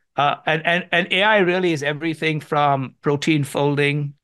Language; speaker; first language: English; non-native, local second language; Gujarati